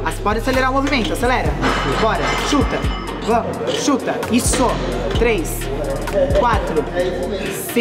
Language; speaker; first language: Portuguese; native; Portuguese